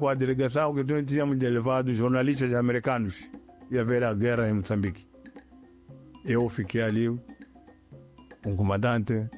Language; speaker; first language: Portuguese; non-native, local second language; Yao